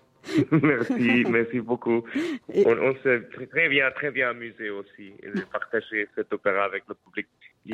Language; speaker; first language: French; non-native, fluent; Spanish